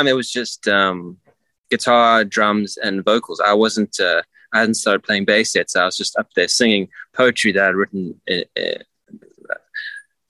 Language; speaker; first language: English; native; English